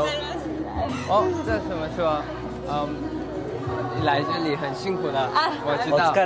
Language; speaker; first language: Chinese; non-native, learner; Thai